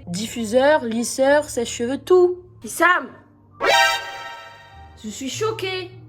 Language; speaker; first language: French; native; French